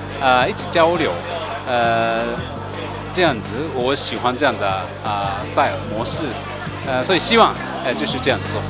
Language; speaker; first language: Chinese; non-native, fluent; Japanese